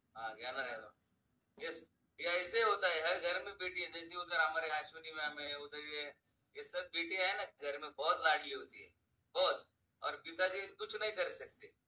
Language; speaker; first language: Hindi; non-native, local second language; Marathi